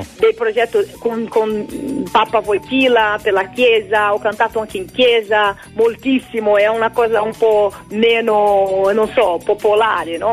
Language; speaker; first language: Italian; non-native, fluent; Portuguese